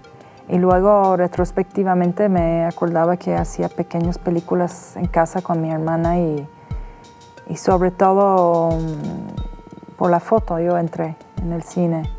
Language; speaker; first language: Spanish; non-native, fluent; Persian